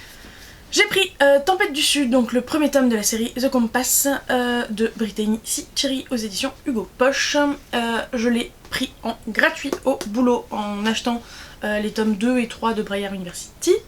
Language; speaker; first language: French; native; French